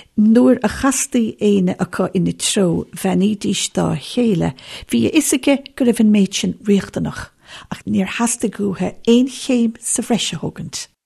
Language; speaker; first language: Irish; native; Irish